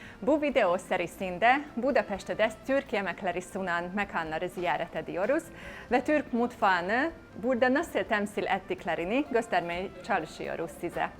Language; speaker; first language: Turkish; non-native, fluent; Hungarian